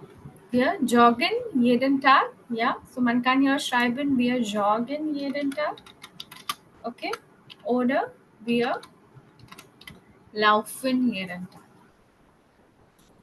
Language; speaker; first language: German; non-native, fluent; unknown